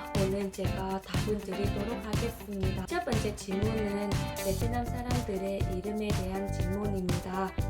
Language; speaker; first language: Korean; non-native, learner; Vietnamese